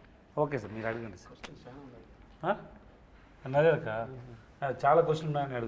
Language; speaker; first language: Telugu; non-native, learner; Tamil